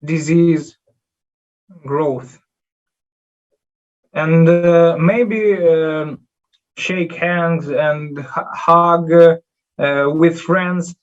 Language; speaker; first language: English; non-native, learner; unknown